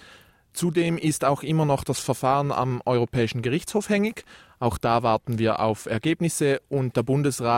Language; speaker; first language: German; native; German